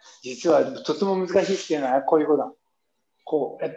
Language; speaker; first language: Japanese; native; Japanese